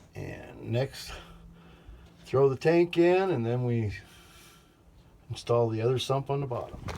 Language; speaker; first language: English; native; English